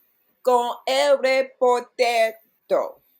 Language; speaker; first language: Spanish; non-native, learner; English